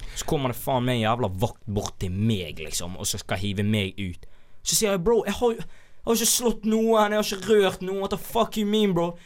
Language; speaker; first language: Norwegian; early bilingual, other home language; Somali